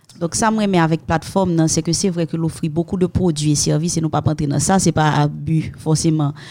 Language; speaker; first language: French; non-native, local second language; Haitian Creole